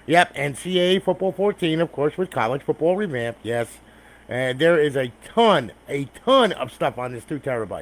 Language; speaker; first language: English; native; English